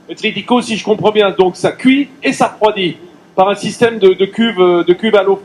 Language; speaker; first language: French; native; French